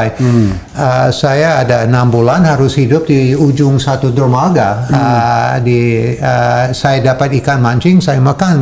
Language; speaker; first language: Indonesian; non-native, learner; English